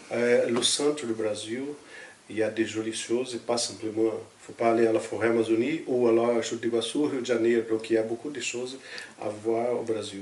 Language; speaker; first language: French; non-native, fluent; Portuguese